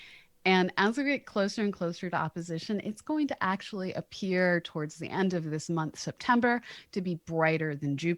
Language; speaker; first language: English; native; English